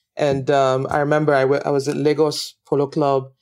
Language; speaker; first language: English; non-native, local second language; Yoruba